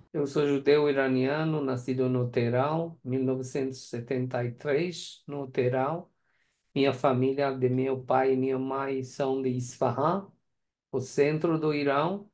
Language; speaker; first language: Portuguese; non-native, learner; Persian